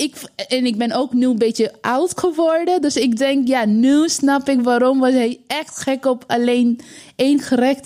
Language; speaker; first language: Dutch; non-native, learner; Bangla